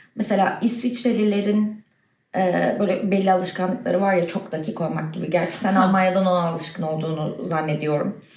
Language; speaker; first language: Turkish; native; Turkish